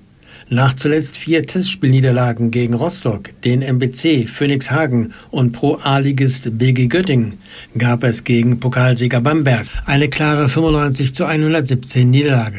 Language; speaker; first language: German; native; German